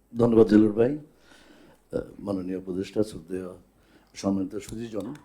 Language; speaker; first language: Bangla; non-native, local second language; Chakma